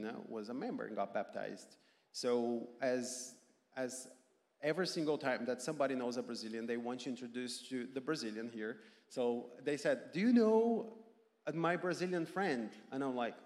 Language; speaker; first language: English; non-native, fluent; Portuguese